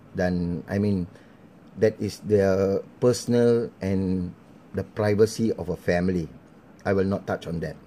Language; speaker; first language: English; non-native, local second language; Malay